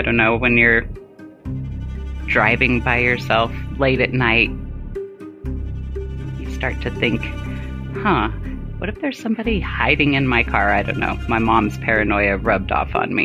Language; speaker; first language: English; native; English